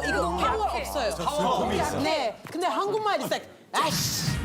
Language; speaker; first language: Korean; non-native, learner; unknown